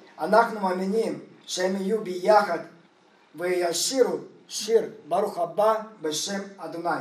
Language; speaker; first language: Hebrew; non-native, fluent; Russian